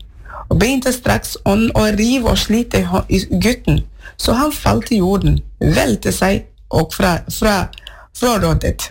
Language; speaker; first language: Norwegian; non-native, fluent; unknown